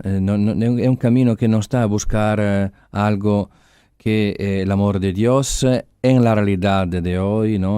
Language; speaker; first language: Spanish; non-native, fluent; Italian